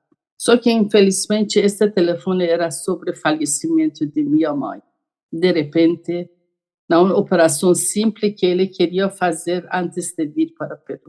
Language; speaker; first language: Portuguese; non-native, learner; Persian